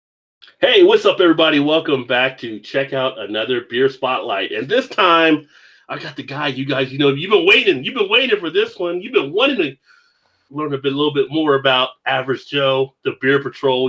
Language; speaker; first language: English; native; English